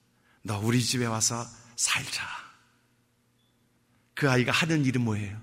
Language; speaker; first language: Korean; native; Korean